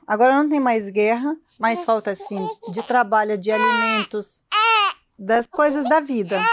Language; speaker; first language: Portuguese; non-native, learner; Arabic